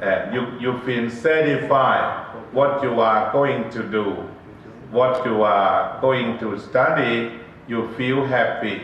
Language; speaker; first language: English; non-native, learner; Thai